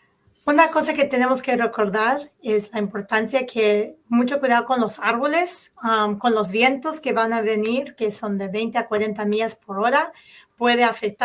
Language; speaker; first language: Spanish; early bilingual, heritage; Spanish